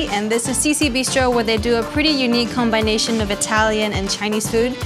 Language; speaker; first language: English; non-native, local second language; Cantonese